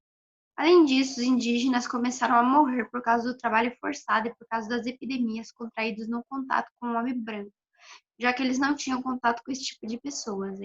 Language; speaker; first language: Portuguese; native; Portuguese